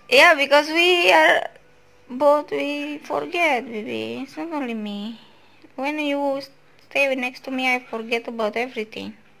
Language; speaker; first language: English; non-native, learner; Indonesian